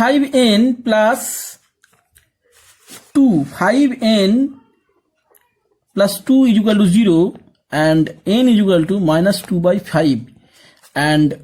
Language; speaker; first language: English; non-native, local second language; Bangla